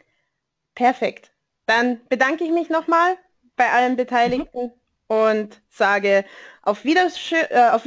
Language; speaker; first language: German; native; German